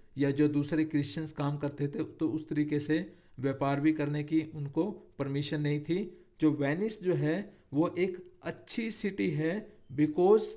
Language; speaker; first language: Hindi; native; Hindi